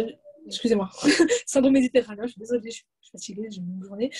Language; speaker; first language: French; native; French